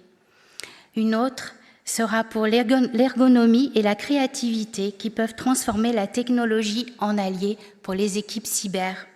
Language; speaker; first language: French; native; French